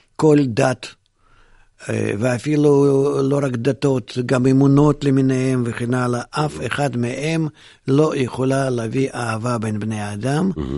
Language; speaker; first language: Hebrew; non-native, fluent; Russian